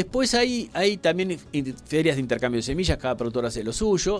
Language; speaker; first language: Spanish; native; Spanish